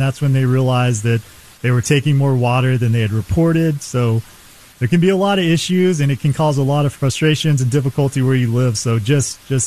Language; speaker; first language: English; native; English